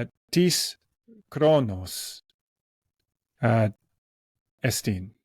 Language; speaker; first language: Greek; non-native, learner; English